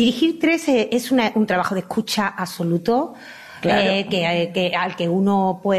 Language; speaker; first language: Spanish; native; Spanish